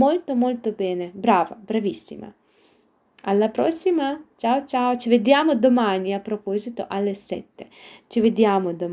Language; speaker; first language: Italian; non-native, fluent; Ukrainian